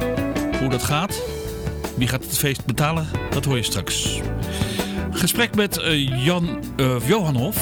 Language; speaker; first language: Dutch; native; Dutch